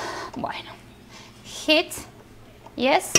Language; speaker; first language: English; non-native, learner; Spanish